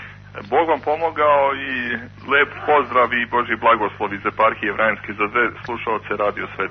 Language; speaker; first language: Croatian; native; Croatian